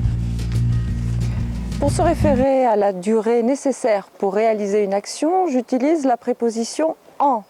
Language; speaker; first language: French; native; French